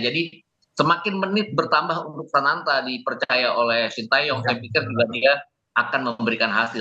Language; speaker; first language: Indonesian; native; Indonesian